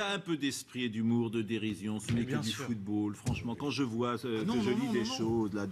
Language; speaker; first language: French; native; French